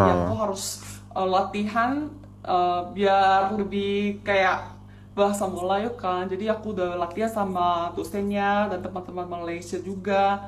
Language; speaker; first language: Indonesian; non-native, fluent; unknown